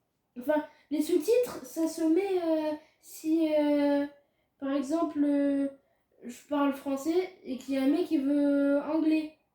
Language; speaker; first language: French; native; French